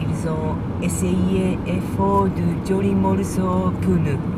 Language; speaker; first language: French; non-native, learner; Japanese